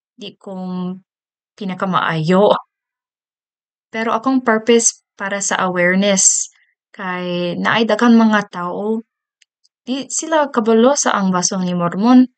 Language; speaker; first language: Cebuano; non-native, learner; English